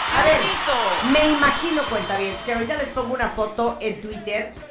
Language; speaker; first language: Spanish; native; Spanish